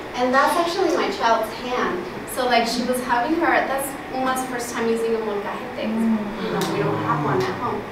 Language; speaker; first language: English; early bilingual, other home language; Spanish